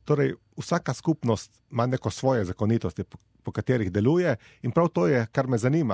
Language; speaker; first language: Slovenian; native; Slovenian